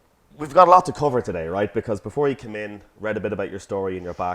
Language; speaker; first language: English; native; English